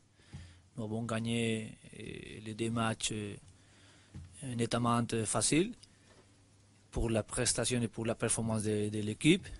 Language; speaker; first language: French; non-native, learner; Spanish